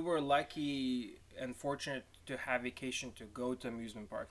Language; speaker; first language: English; non-native, fluent; Lithuanian